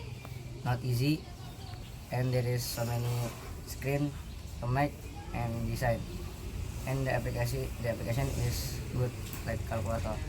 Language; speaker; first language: English; non-native, learner; Indonesian